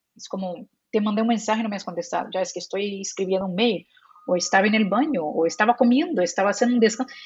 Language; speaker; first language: Spanish; non-native, fluent; Portuguese